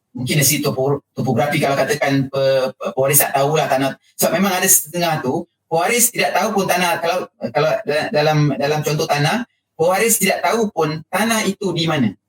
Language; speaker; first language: Malay; native; Malay